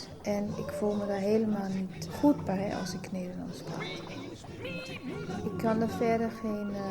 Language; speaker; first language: Dutch; non-native, fluent; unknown